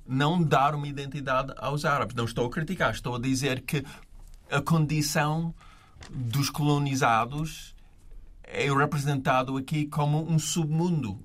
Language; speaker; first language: Portuguese; non-native, fluent; English